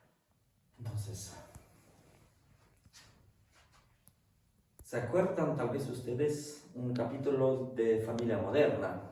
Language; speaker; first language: Spanish; non-native, fluent; French